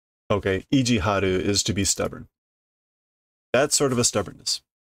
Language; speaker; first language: English; native; English